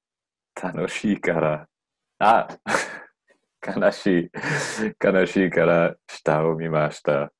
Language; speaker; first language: Japanese; non-native, learner; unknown